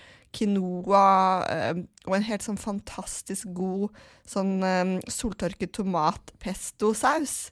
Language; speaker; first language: Norwegian; native; Norwegian